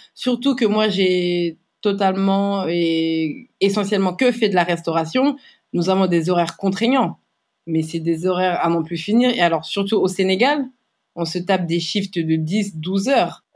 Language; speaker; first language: French; native; French